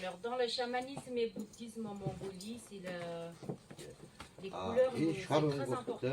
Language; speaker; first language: French; non-native, learner; Mongolian